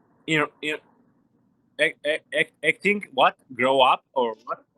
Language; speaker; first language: English; non-native, learner; Romanian